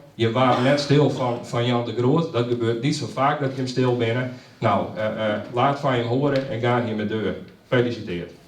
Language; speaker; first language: Dutch; non-native, local second language; Western Frisian